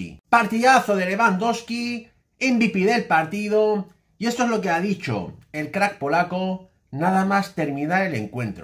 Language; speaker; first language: Spanish; native; Spanish